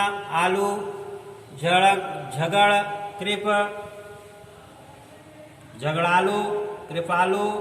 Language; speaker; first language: Hindi; native; Hindi